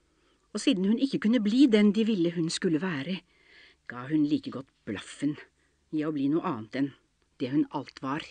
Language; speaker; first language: Norwegian; native; Norwegian